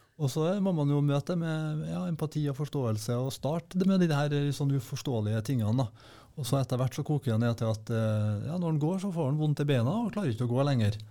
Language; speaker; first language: Norwegian; native; Norwegian